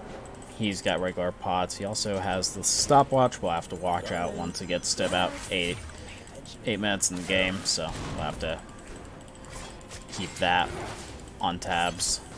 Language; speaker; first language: English; native; English